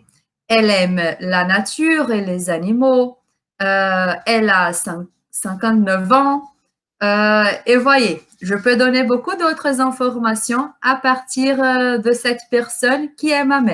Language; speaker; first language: French; non-native, fluent; Portuguese